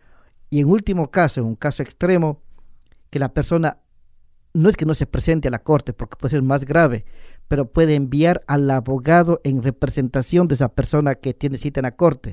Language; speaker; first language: Spanish; native; Spanish